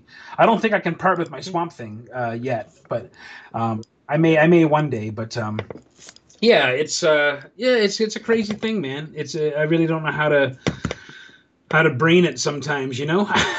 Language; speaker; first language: English; native; English